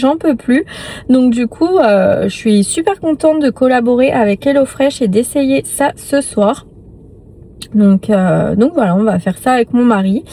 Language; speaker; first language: French; native; French